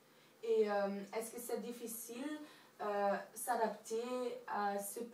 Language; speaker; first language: French; non-native, local second language; Dutch